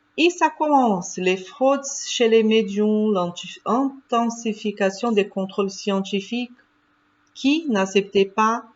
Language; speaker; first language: French; non-native, fluent; Portuguese